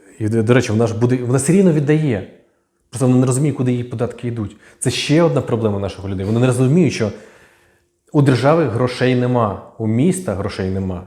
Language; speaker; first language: Ukrainian; native; Ukrainian